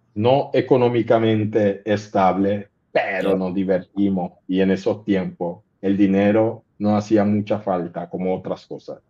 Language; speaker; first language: Spanish; non-native, local second language; English